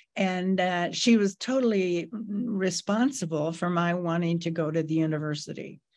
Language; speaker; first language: English; native; English